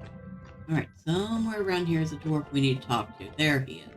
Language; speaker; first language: English; native; English